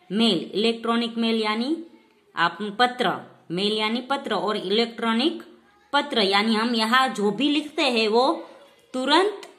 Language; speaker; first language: Hindi; non-native, local second language; Gujarati